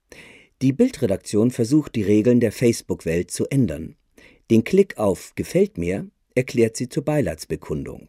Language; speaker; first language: German; native; German